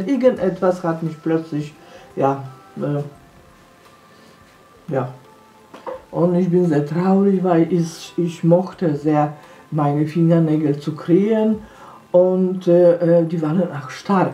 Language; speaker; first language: German; non-native, fluent; Polish